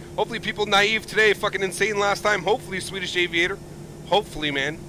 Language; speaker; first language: English; native; English